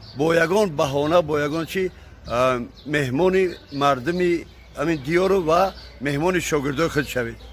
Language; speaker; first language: Tajik; native; Tajik